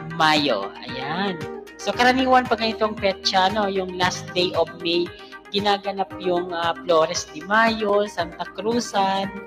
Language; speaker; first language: Filipino; non-native, local second language; Bikol